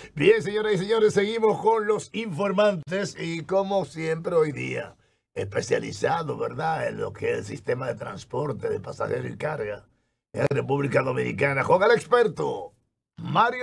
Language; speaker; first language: Spanish; native; Spanish